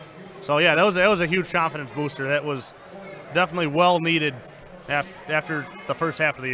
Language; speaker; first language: English; native; English